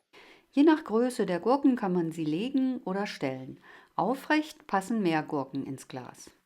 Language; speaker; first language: German; native; German